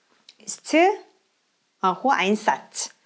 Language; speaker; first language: German; non-native, fluent; Korean